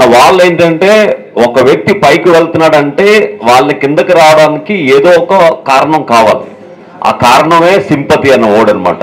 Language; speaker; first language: Telugu; native; Telugu